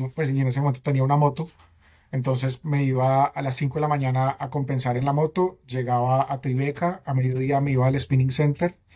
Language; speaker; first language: Spanish; native; Spanish